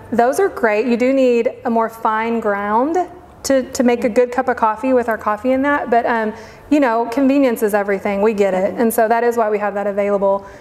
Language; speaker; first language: English; native; English